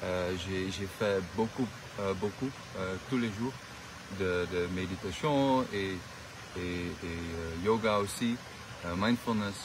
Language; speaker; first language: French; non-native, learner; Dutch